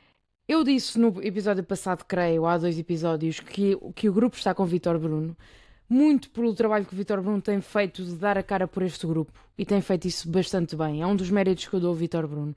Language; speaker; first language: Portuguese; native; Portuguese